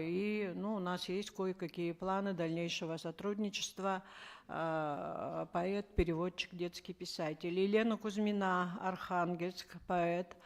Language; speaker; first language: Russian; native; Russian